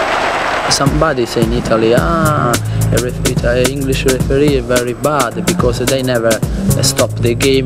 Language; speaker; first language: English; non-native, learner; Italian